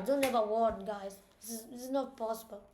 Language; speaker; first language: English; non-native, learner; Italian